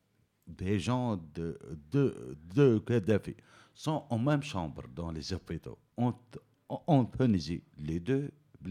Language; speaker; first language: French; non-native, learner; Berber languages